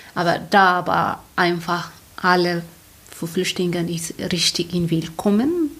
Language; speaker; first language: German; non-native, learner; Tigrinya